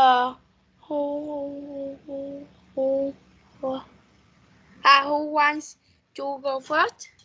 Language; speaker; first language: English; non-native, learner; Vietnamese